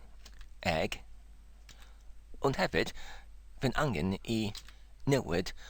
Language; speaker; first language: Welsh; non-native, learner; English